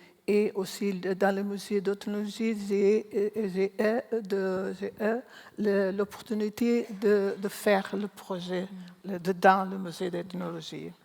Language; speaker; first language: French; non-native, learner; Portuguese